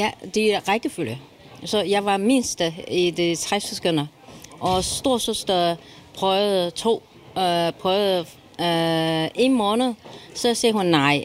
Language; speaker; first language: Danish; non-native, fluent; Chinese